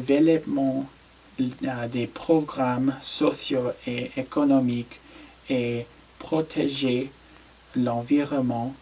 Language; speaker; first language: French; non-native, learner; English